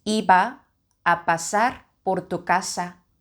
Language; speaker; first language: Spanish; non-native, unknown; Korean